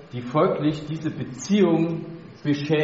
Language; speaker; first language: German; native; German